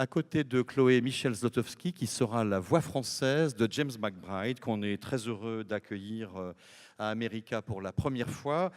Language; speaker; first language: French; native; French